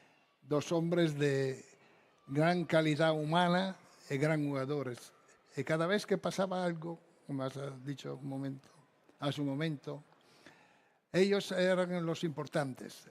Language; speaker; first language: Spanish; non-native, fluent; Italian